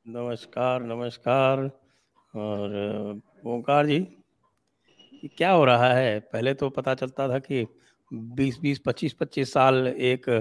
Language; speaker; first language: Hindi; native; Hindi